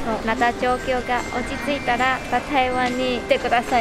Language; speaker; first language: Japanese; non-native, fluent; Chinese